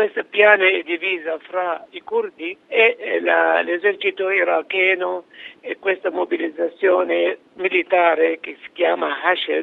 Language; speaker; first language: Italian; non-native, fluent; Arabic